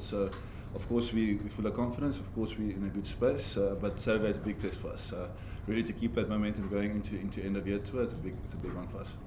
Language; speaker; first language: English; non-native, local second language; Afrikaans